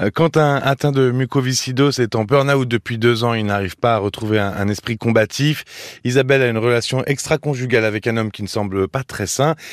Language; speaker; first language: French; native; French